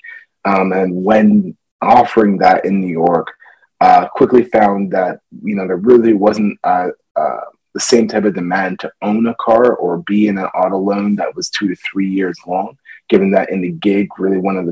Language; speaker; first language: English; native; English